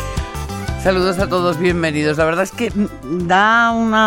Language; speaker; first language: Spanish; native; Spanish